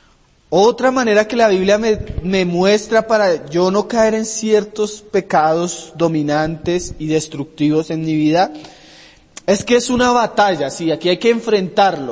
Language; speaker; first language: Spanish; native; Spanish